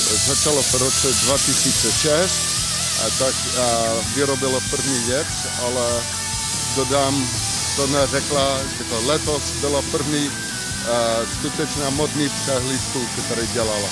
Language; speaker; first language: Czech; non-native, fluent; Dutch